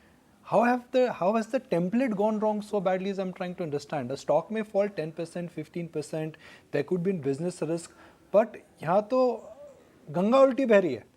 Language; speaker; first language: English; non-native, local second language; Hindi